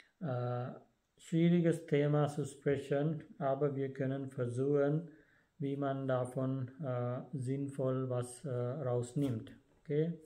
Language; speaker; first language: German; non-native, fluent; Sinhala